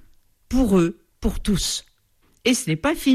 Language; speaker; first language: French; native; French